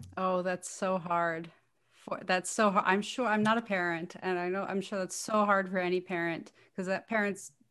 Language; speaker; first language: English; native; English